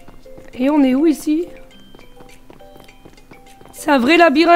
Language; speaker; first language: French; native; French